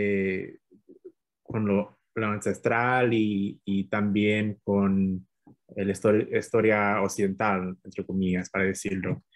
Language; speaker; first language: Spanish; non-native, fluent; English